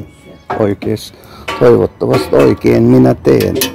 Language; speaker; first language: Finnish; non-native, fluent; Turkish